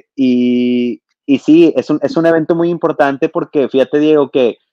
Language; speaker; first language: Spanish; native; Spanish